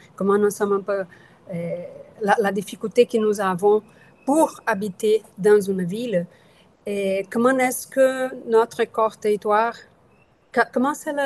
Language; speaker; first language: French; non-native, fluent; Portuguese